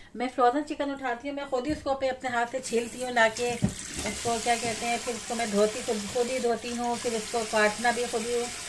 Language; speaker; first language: Urdu; native; Urdu